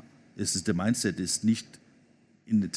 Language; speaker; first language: German; non-native, learner; Danish